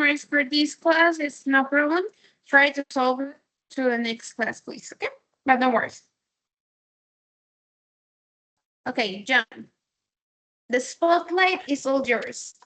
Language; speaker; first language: English; non-native, fluent; Spanish